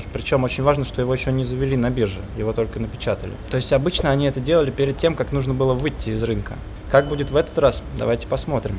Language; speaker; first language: Russian; native; Russian